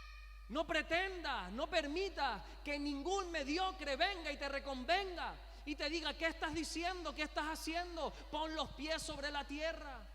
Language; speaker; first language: Spanish; native; Spanish